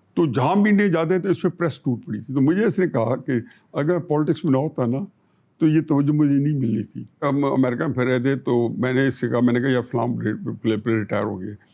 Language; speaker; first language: Urdu; non-native, local second language; Punjabi